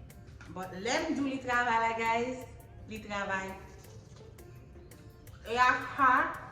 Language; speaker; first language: French; non-native, learner; Haitian Creole